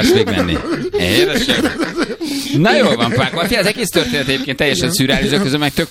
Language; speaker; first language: Hungarian; native; Hungarian